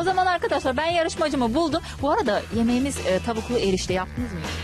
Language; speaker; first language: Turkish; non-native, fluent; Azerbaijani